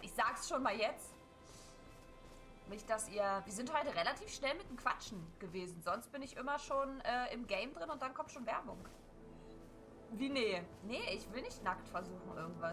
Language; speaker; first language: German; native; German